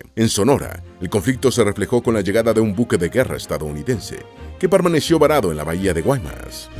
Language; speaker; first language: Spanish; native; Spanish